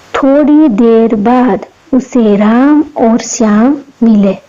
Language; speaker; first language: Hindi; non-native, local second language; Gujarati